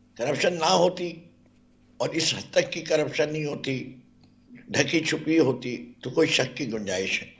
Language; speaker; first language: Urdu; native; Urdu